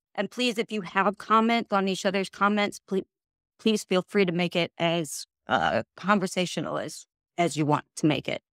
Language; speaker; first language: English; native; English